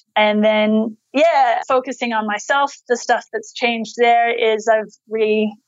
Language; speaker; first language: English; native; English